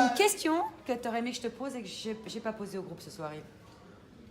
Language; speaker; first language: French; native; French